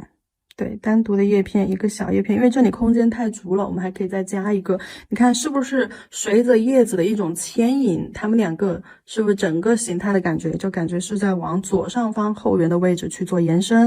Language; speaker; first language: Chinese; native; Chinese